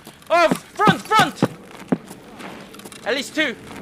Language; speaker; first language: English; non-native, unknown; Korean